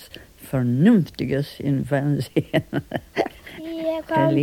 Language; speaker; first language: German; non-native, fluent; Swedish